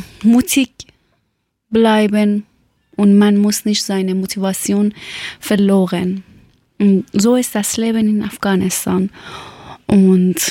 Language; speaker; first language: German; non-native, learner; Persian